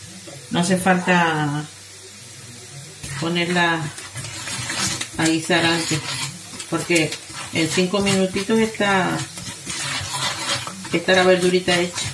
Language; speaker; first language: Spanish; native; Spanish